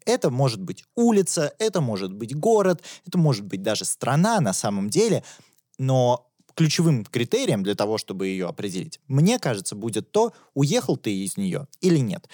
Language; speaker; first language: Russian; native; Russian